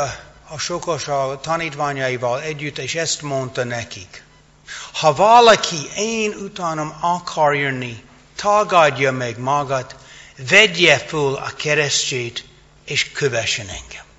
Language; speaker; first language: Hungarian; non-native, fluent; English